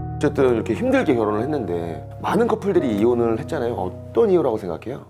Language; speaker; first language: Korean; native; Korean